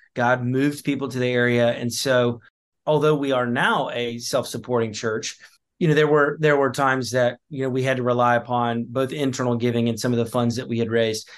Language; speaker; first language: English; native; English